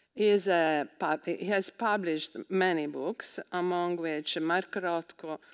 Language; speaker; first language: English; non-native, fluent; Italian